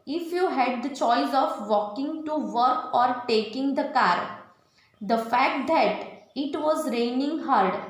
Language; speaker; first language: English; non-native, local second language; Gujarati